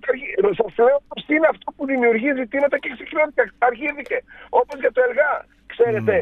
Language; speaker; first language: Greek; native; Greek